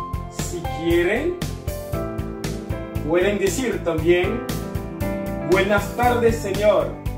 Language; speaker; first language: Spanish; non-native, fluent; Haitian Creole